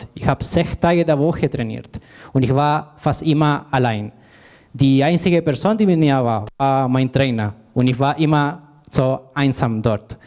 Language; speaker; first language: German; non-native, fluent; Spanish